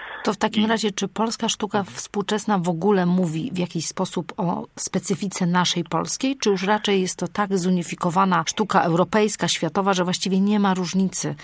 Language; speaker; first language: Polish; native; Polish